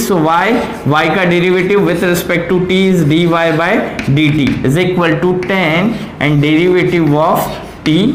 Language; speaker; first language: Hindi; native; Hindi